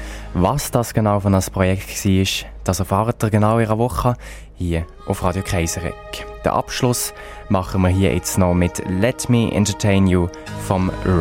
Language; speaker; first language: German; native; German